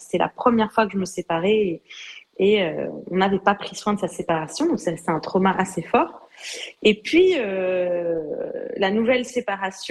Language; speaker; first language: French; native; French